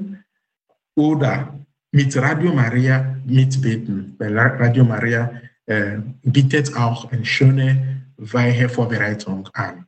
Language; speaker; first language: German; non-native, fluent; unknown